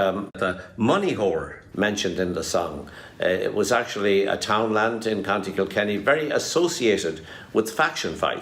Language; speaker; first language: English; native; English